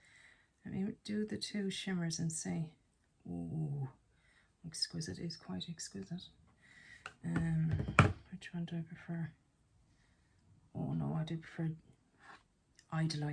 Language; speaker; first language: English; native; English